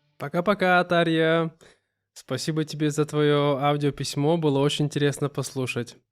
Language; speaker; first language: Russian; native; Russian